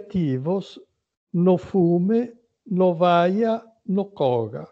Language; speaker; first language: Spanish; non-native, learner; Italian